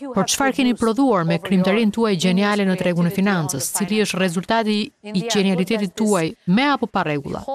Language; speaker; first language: Albanian; native; Albanian